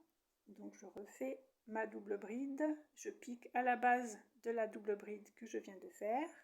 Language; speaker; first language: French; native; French